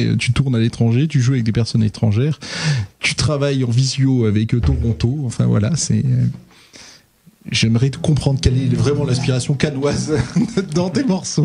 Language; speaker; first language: French; native; French